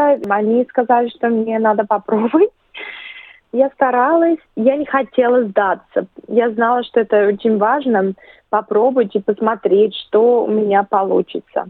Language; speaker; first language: Russian; early bilingual, other home language; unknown